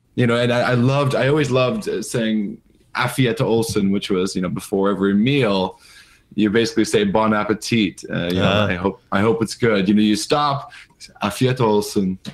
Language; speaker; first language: English; native; English